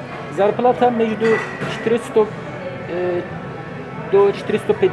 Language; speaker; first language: Russian; non-native, local second language; Turkish